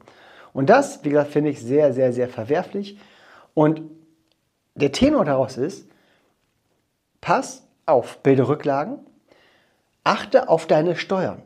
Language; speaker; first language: German; native; German